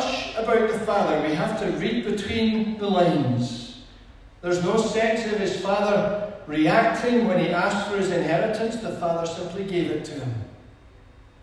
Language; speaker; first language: English; native; English